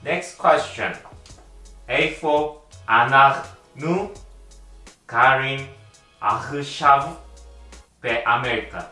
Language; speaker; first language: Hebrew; non-native, learner; Korean